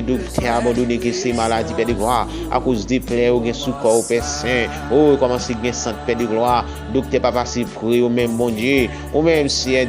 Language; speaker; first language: French; non-native, local second language; Haitian Creole